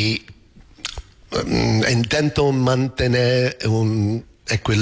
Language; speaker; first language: Spanish; non-native, learner; English